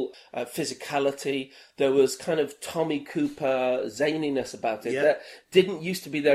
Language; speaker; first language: English; native; English